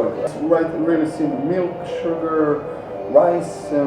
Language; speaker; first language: English; non-native, fluent; Serbian